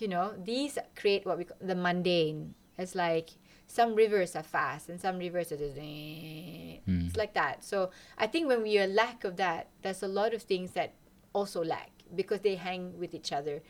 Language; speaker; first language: English; non-native, local second language; Malay